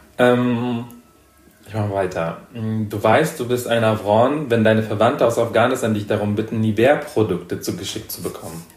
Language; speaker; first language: German; early bilingual, other home language; Persian